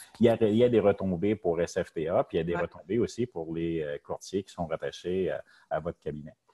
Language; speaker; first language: French; native; French